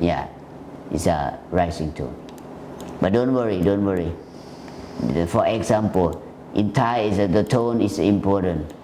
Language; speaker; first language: English; non-native, learner; Thai